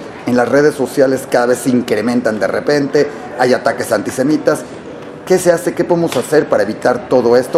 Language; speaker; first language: Spanish; native; Spanish